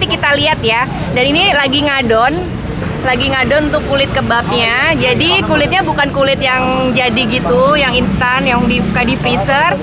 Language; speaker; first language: Indonesian; native; Indonesian